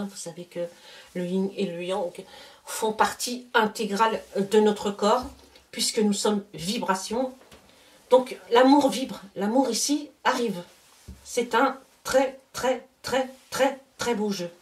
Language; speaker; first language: French; native; French